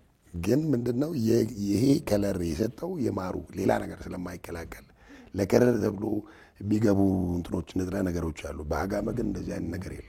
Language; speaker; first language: Amharic; non-native, local second language; Tigrinya